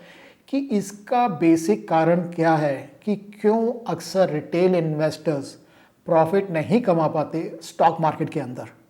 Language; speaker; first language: Hindi; native; Hindi